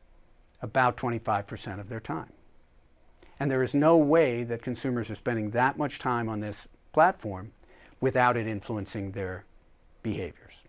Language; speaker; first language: English; native; English